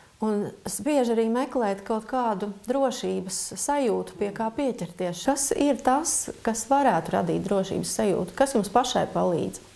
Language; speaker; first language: Latvian; native; Latvian